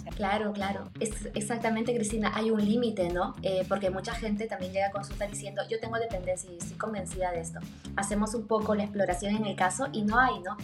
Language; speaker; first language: Spanish; native; Spanish